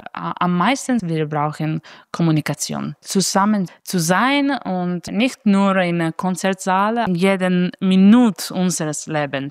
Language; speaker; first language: German; non-native, fluent; Italian